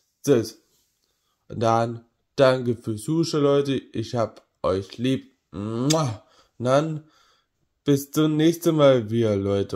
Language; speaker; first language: German; non-native, learner; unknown